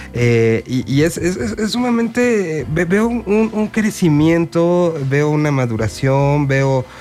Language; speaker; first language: Spanish; native; Spanish